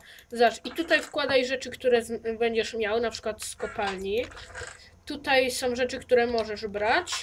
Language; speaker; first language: Polish; native; Polish